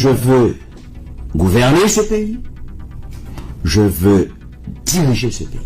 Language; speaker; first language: French; non-native, local second language; Haitian Creole